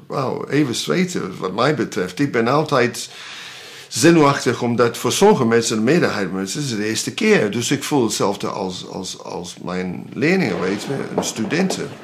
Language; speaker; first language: Dutch; non-native, fluent; English